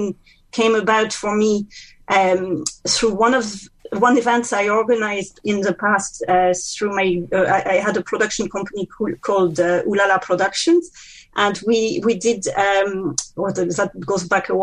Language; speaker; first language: English; non-native, fluent; French